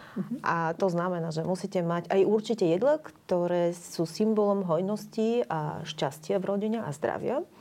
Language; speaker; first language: Slovak; non-native, fluent; Bulgarian